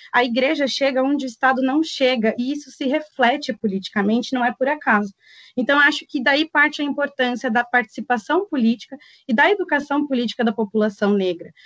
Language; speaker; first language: Portuguese; native; Portuguese